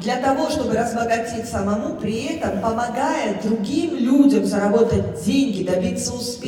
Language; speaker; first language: Russian; native; Russian